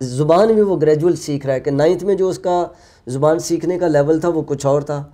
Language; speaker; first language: Urdu; non-native, local second language; Punjabi